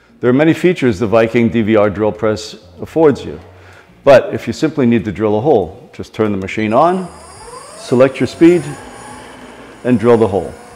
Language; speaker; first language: English; native; English